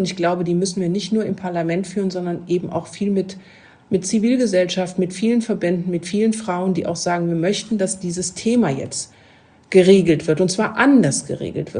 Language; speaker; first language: German; native; German